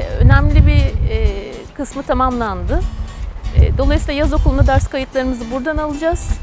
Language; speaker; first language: Turkish; native; Turkish